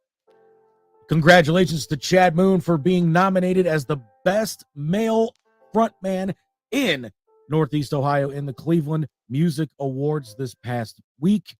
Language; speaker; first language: English; native; English